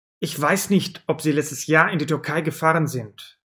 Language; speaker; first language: German; non-native, fluent; Russian